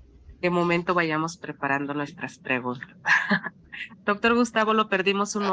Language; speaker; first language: Spanish; native; Spanish